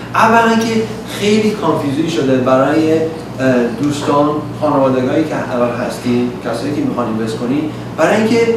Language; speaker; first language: Persian; early bilingual, other home language; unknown